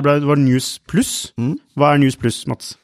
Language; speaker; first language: Norwegian; native; Norwegian